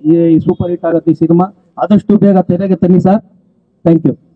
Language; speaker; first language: Kannada; native; Kannada